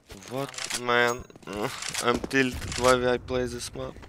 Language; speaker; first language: English; non-native, fluent; Russian